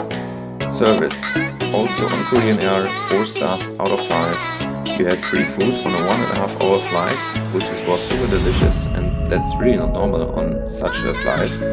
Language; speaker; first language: English; non-native, fluent; German